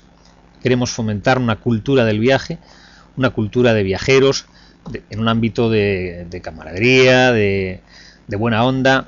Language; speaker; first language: Spanish; native; Spanish